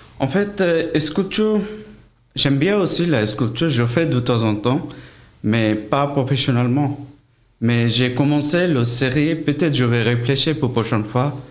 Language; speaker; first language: French; non-native, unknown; Bangla